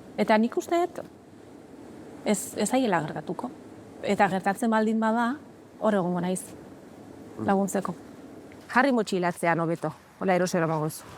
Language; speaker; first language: Basque; early bilingual, other home language; Arabic